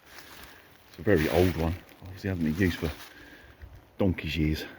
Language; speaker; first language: English; native; English